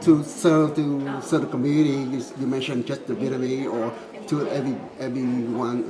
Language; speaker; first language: English; non-native, local second language; Vietnamese